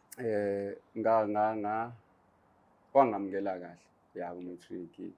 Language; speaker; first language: Zulu; native; Zulu